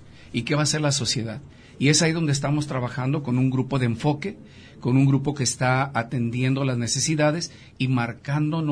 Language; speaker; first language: Spanish; native; Spanish